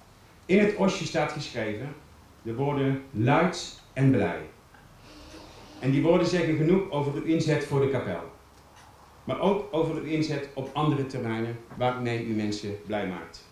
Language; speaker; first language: Dutch; native; Dutch